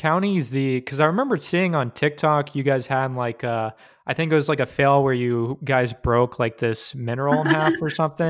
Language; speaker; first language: English; native; English